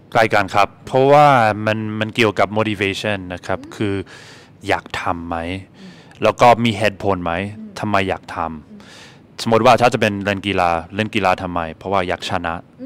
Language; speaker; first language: Thai; non-native, fluent; English